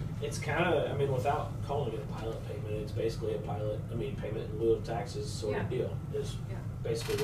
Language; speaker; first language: English; native; English